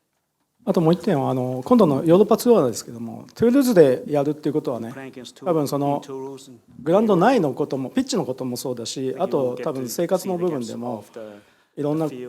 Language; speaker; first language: Japanese; native; Japanese